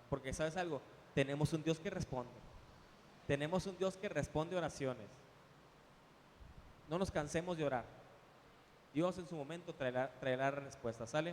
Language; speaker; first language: Spanish; native; Spanish